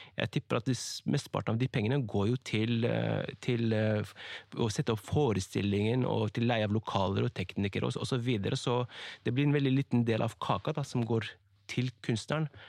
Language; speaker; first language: Norwegian; early bilingual, other home language; Kurdish